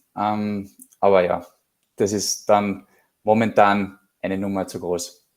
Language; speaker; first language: German; native; German